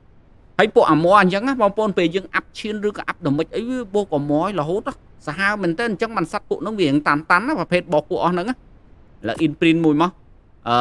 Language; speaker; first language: Khmer; native; Khmer